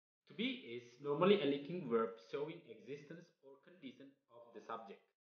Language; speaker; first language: English; non-native, fluent; Indonesian